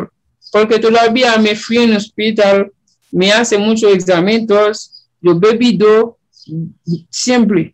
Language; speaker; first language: Spanish; non-native, learner; Haitian Creole